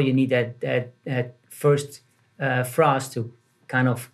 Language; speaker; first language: English; non-native, fluent; Dutch